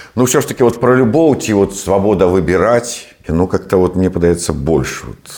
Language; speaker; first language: Belarusian; non-native, local second language; Russian